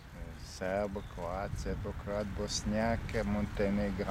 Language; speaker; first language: French; non-native, fluent; Serbian